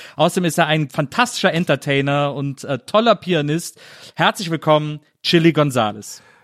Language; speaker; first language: German; native; German